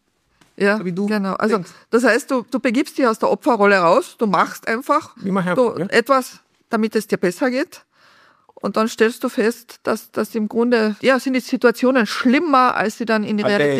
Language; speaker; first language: German; native; German